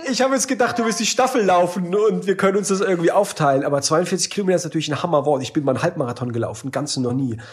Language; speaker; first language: German; native; German